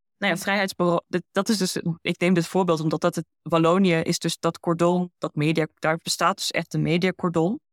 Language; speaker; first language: Dutch; early bilingual, heritage; Dutch